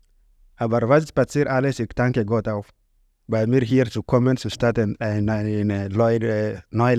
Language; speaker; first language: German; non-native, learner; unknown